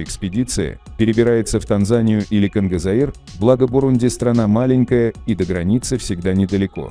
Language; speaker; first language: Russian; native; Russian